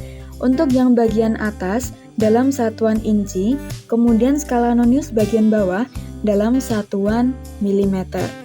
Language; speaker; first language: Indonesian; native; Indonesian